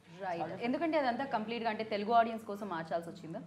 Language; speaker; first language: Telugu; native; Telugu